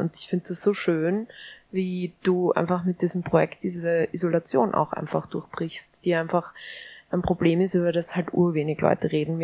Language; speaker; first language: German; native; German